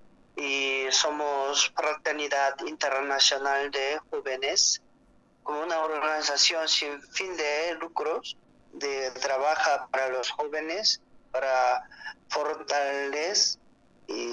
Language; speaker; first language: Spanish; non-native, learner; Korean